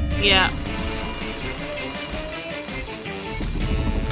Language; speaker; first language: English; native; English